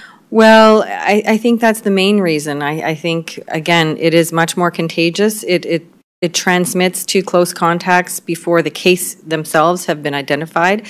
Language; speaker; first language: English; native; English